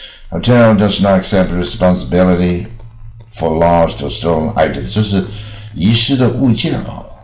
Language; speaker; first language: English; non-native, fluent; Chinese